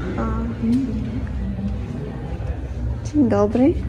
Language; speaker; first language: Polish; non-native, learner; Ukrainian